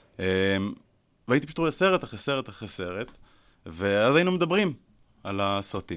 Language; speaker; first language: Hebrew; native; Hebrew